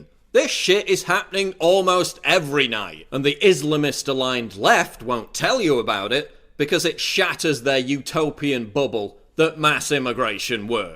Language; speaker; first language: English; native; English